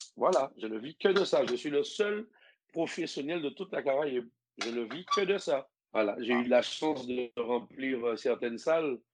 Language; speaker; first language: French; native; French